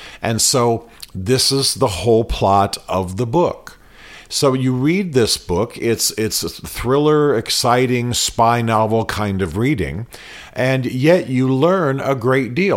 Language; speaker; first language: English; native; English